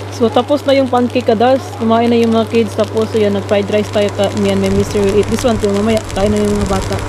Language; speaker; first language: Filipino; non-native, local second language; Cebuano